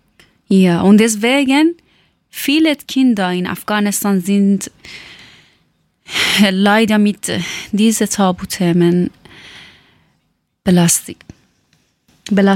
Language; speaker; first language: German; non-native, learner; Persian